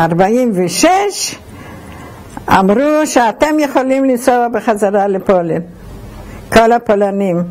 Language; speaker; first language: Hebrew; non-native, fluent; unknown